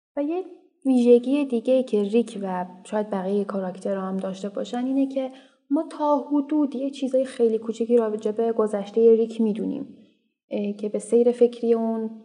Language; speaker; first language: Persian; native; Persian